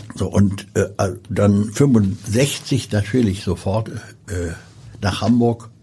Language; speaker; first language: German; early bilingual, other home language; Polish